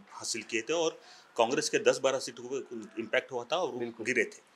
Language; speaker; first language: Hindi; non-native, local second language; Marathi